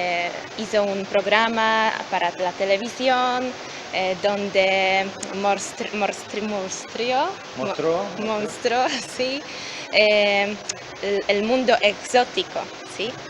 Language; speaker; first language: Spanish; non-native, learner; Polish